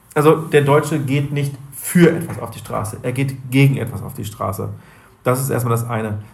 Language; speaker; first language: German; native; German